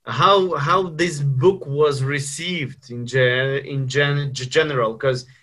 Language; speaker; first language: English; non-native, fluent; Ukrainian